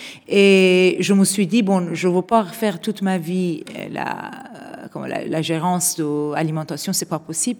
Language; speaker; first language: French; non-native, fluent; Persian